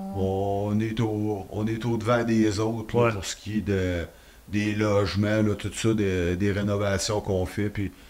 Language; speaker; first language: French; native; French